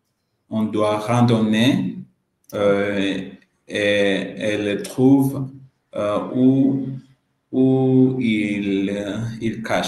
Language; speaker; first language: French; non-native, learner; Swahili